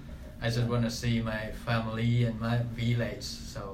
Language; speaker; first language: English; non-native, learner; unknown